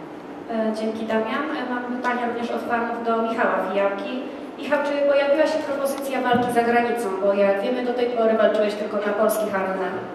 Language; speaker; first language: Polish; native; Polish